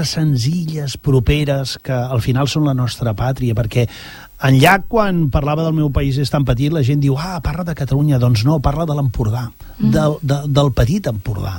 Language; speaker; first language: Catalan; native; Catalan